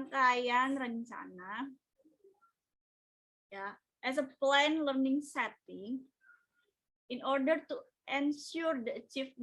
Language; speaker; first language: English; non-native, local second language; Indonesian